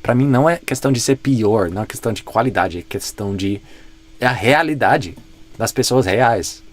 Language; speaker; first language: Portuguese; non-native, fluent; English